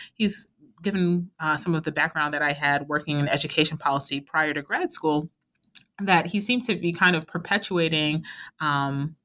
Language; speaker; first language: English; native; English